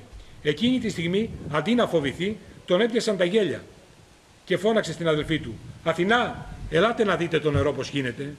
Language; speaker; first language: Greek; native; Greek